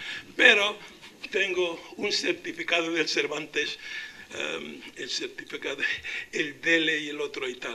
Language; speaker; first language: Spanish; non-native, local second language; Arabic